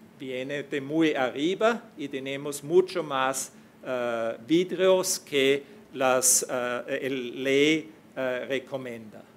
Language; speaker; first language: Spanish; non-native, fluent; German